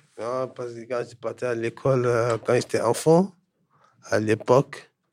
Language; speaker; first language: French; non-native, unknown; English